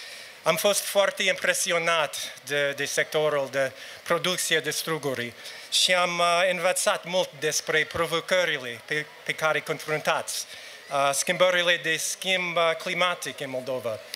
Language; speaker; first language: Romanian; non-native, learner; English